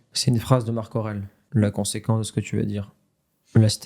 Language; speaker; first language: French; native; French